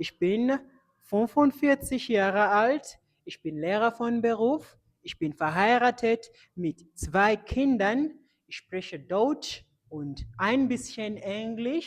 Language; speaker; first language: German; non-native, fluent; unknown